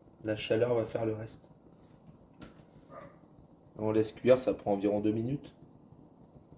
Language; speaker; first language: French; native; French